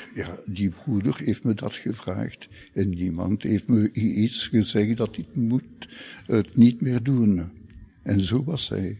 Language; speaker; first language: Dutch; non-native, local second language; French